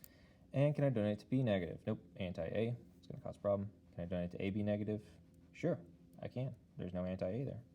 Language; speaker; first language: English; native; English